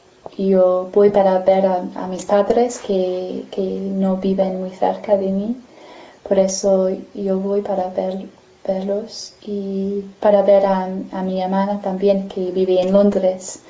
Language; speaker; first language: Spanish; non-native, fluent; English